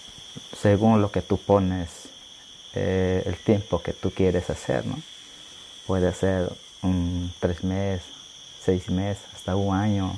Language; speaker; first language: Spanish; non-native, local second language; Shipibo-Conibo